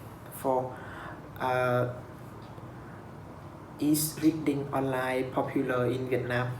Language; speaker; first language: English; non-native, learner; Vietnamese